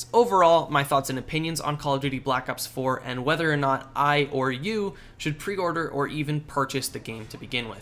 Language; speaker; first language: English; native; English